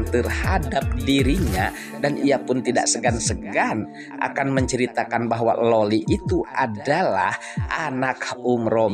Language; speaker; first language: Indonesian; native; Indonesian